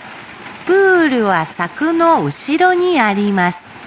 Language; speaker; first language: Japanese; non-native, learner; Chinese